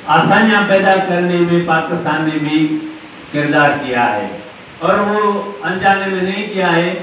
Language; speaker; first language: Urdu; non-native, local second language; Sindhi